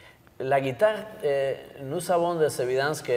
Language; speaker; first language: French; non-native, learner; Basque